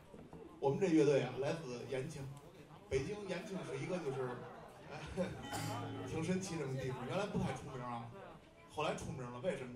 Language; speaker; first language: Chinese; native; Chinese